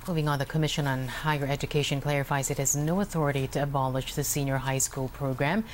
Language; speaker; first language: English; non-native, local second language; Filipino